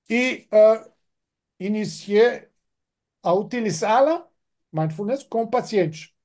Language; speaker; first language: Portuguese; non-native, fluent; French